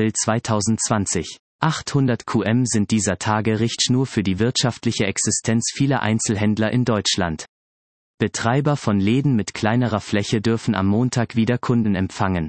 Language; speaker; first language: German; native; German